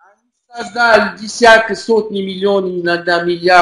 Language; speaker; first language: Russian; non-native, learner; French